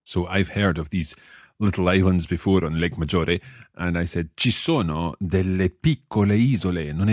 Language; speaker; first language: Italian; non-native, fluent; English